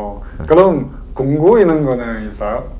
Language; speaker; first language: Korean; non-native, learner; Chinese